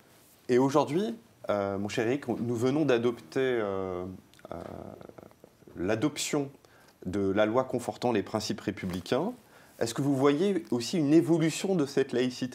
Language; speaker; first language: French; native; French